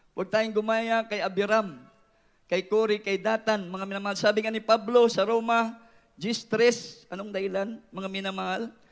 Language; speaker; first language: Filipino; non-native, local second language; Cebuano